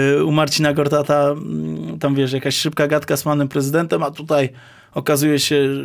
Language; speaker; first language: Polish; native; Polish